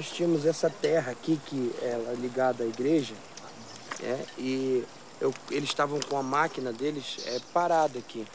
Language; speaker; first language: Portuguese; native; Portuguese